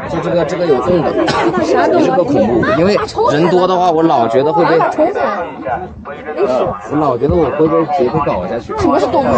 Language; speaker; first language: Chinese; native; Chinese